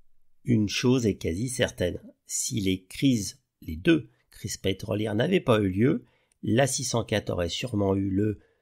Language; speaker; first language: French; native; French